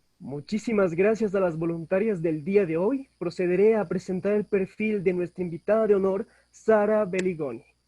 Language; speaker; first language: Spanish; native; Spanish